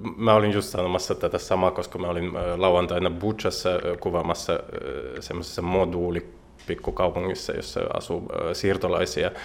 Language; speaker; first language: Finnish; non-native, fluent; Russian